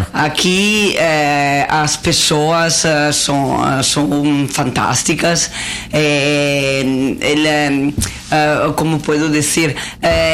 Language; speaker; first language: Portuguese; non-native, learner; Italian